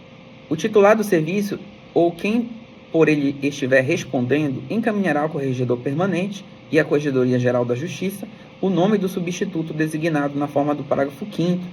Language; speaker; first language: Portuguese; native; Portuguese